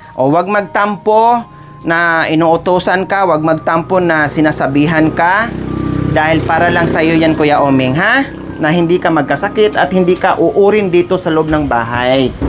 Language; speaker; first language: Filipino; non-native, local second language; Cebuano